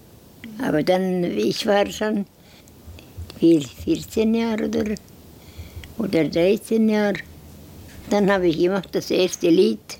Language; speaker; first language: German; non-native, learner; Estonian